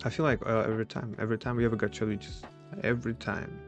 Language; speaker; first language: English; non-native, fluent; Czech